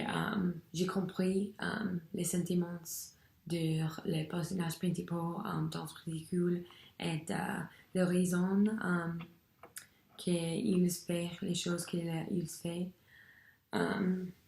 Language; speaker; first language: French; non-native, learner; English